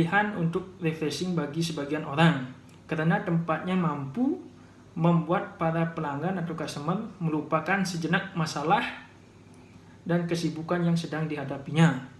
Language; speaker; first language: Indonesian; native; Indonesian